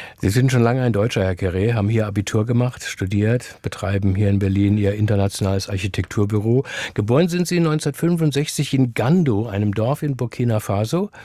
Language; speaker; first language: German; native; German